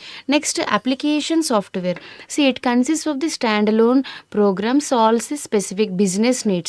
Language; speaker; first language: English; non-native, local second language; Telugu